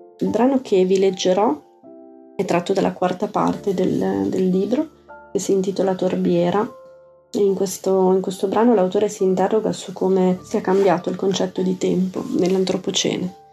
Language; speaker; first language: Italian; native; Italian